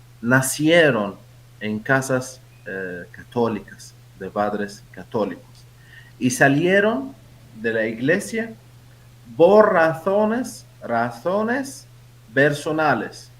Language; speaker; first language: Spanish; non-native, fluent; Arabic